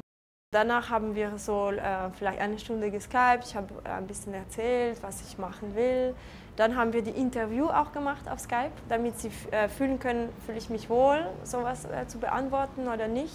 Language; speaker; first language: German; non-native, local second language; French